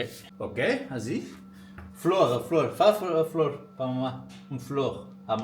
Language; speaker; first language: French; non-native, fluent; Portuguese